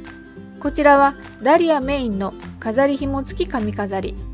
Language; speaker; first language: Japanese; native; Japanese